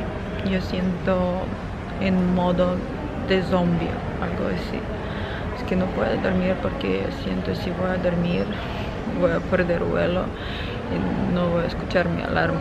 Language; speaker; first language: Spanish; non-native, fluent; Ukrainian